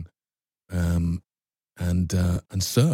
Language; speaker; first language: English; native; English